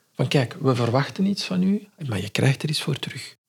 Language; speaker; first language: Dutch; non-native, fluent; Arabic